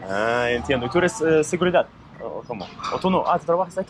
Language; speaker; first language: Spanish; non-native, learner; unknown